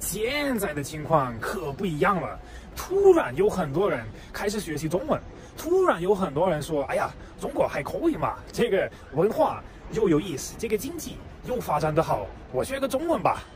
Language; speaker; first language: Chinese; non-native, fluent; German